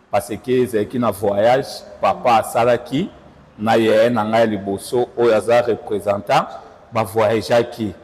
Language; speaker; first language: Lingala; non-native, local second language; Kongo